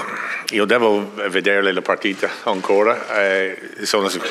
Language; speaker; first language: Italian; non-native, learner; English